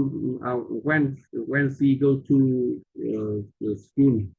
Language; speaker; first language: English; non-native, learner; Vietnamese